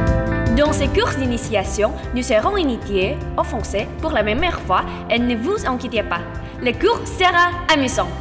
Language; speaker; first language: French; non-native, learner; Indonesian